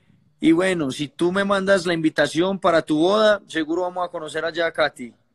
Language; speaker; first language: Spanish; native; Spanish